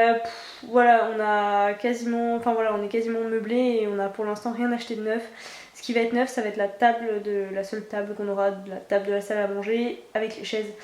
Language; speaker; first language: French; native; French